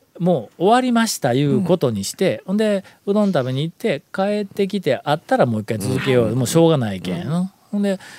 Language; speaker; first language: Japanese; native; Japanese